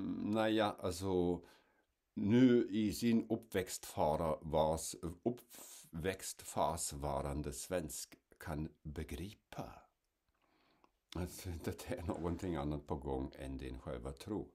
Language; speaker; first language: Swedish; non-native, fluent; German